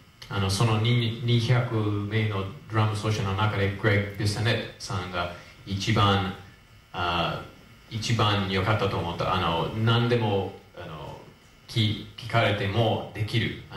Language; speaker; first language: Japanese; non-native, fluent; English